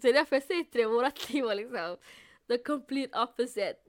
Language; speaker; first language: Swedish; early bilingual, other home language; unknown